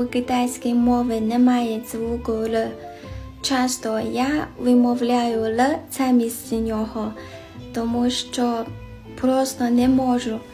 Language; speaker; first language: Ukrainian; non-native, learner; Chinese